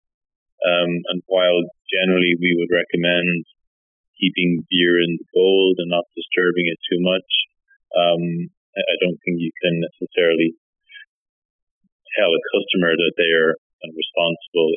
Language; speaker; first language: English; native; English